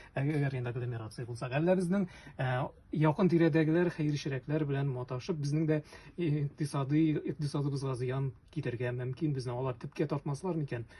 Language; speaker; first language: Tatar; native; Tatar